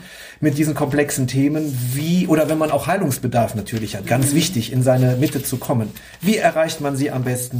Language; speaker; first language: German; native; German